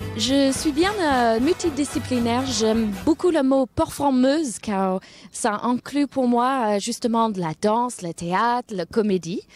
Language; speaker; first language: French; non-native, fluent; English